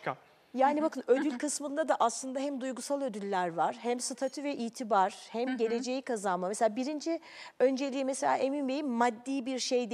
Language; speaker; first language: Turkish; native; Turkish